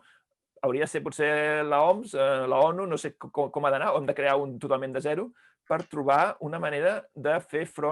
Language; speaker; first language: Catalan; native; Catalan